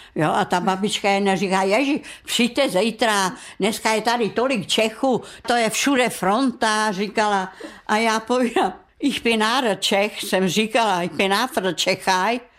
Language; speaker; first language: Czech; non-native, local second language; German